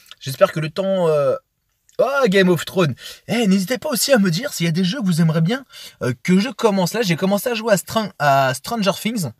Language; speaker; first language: French; native; French